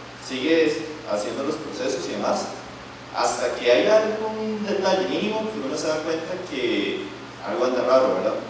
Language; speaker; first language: Spanish; native; Spanish